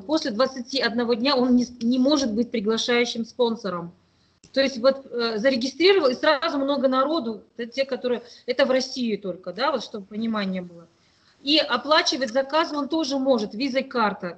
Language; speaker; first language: Russian; native; Russian